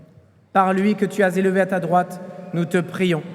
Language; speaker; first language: French; native; French